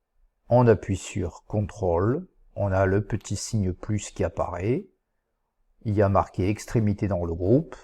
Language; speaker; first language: French; native; French